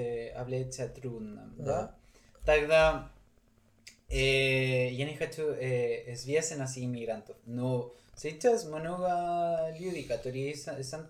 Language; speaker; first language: Russian; non-native, learner; Spanish